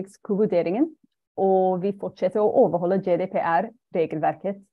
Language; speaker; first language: Norwegian; non-native, fluent; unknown